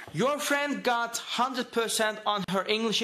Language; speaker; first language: English; non-native, fluent; Turkish